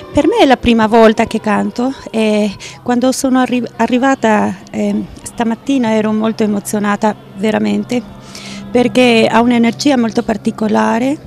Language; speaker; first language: Italian; non-native, fluent; Spanish